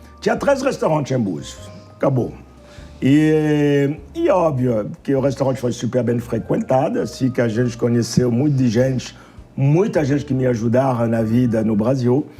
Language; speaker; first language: Portuguese; non-native, fluent; French